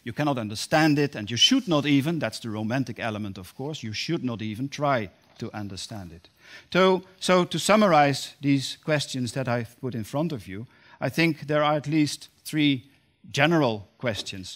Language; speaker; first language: English; non-native, fluent; Dutch